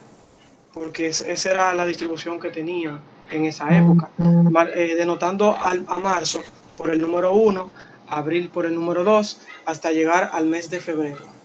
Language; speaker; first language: Spanish; native; Spanish